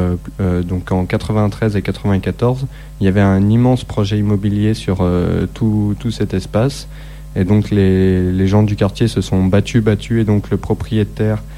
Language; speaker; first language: French; native; French